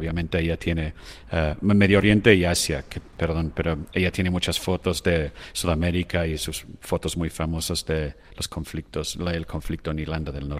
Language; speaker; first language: Spanish; non-native, fluent; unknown